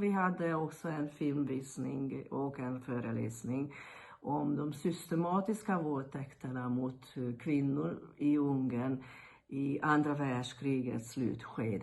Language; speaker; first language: Swedish; non-native, fluent; Hungarian